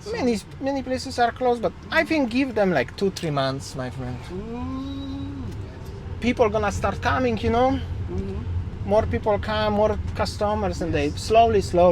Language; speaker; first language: English; non-native, fluent; Polish